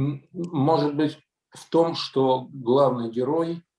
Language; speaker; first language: Russian; native; Russian